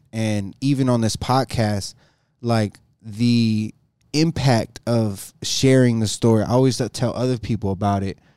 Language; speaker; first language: English; native; English